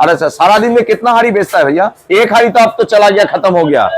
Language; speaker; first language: Hindi; non-native, local second language; Bangla